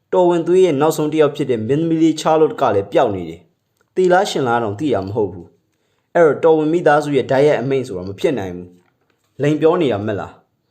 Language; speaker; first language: Burmese; native; Burmese